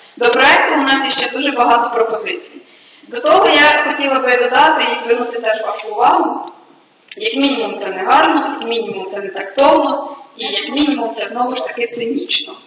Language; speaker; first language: Ukrainian; early bilingual, heritage; Ukrainian